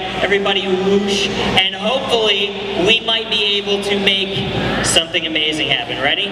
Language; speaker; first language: English; native; English